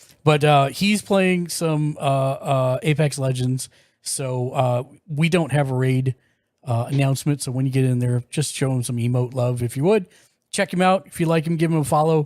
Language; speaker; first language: English; native; English